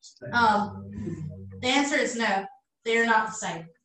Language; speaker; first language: English; early bilingual, other home language; Spanish